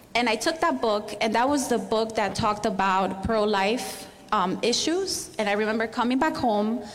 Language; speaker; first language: English; non-native, fluent; Spanish